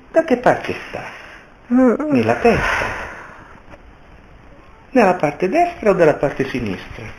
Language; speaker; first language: Italian; native; Italian